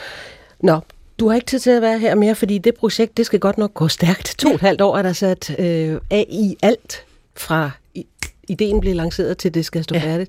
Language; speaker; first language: Danish; native; Danish